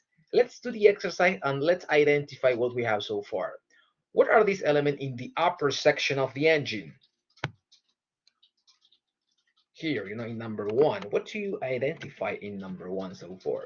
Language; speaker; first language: English; non-native, fluent; Spanish